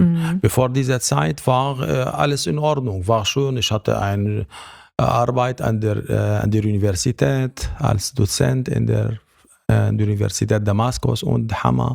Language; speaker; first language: German; non-native, fluent; Arabic